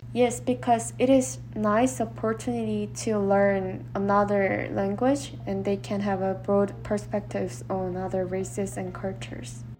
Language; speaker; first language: English; non-native, fluent; Korean